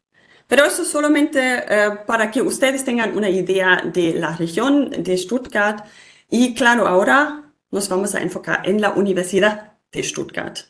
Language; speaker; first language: Spanish; non-native, fluent; German